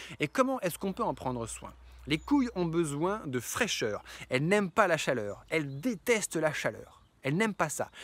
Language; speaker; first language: French; native; French